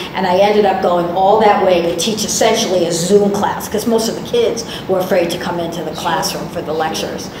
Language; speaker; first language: English; native; English